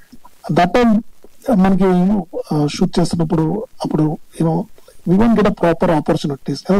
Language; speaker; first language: Telugu; non-native, learner; Tamil